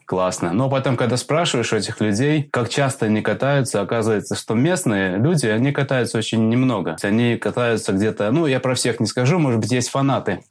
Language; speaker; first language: Russian; native; Russian